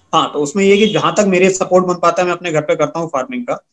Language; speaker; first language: Hindi; native; Hindi